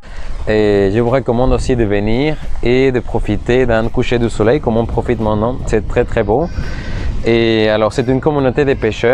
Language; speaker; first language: French; non-native, fluent; Spanish